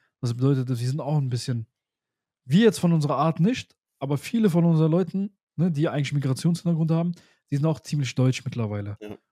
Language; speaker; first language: German; early bilingual, other home language; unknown